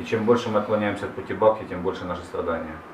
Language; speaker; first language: Russian; native; Russian